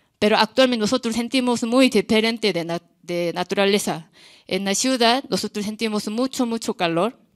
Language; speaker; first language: Spanish; non-native, learner; Korean